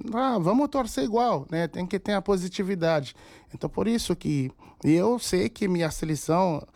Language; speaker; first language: Portuguese; non-native, fluent; Haitian Creole